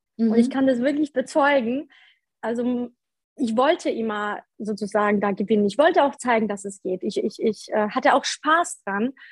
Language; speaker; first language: German; early bilingual, other home language; Polish